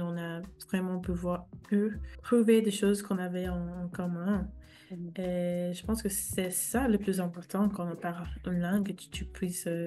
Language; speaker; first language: French; non-native, fluent; English